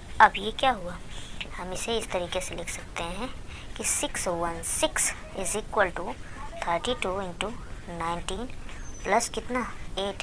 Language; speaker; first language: Hindi; native; Hindi